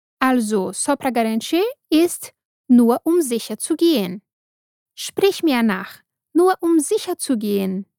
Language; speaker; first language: German; non-native, fluent; Portuguese